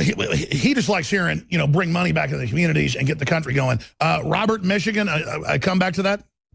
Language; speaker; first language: English; native; English